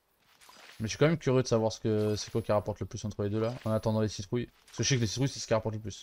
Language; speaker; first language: French; native; French